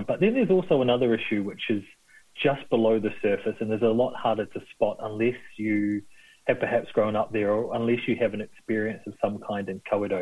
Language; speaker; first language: English; native; English